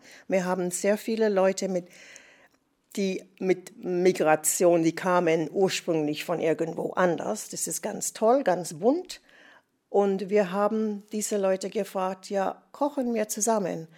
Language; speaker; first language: German; non-native, fluent; English